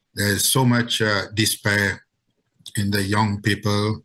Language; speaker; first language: English; non-native, fluent; Seselwa Creole French